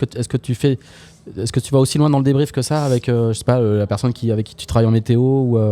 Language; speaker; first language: French; native; French